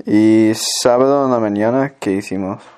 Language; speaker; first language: Spanish; non-native, learner; English